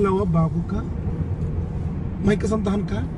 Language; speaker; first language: Filipino; non-native, learner; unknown